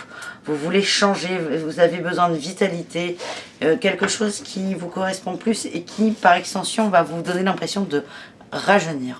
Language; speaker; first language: French; native; French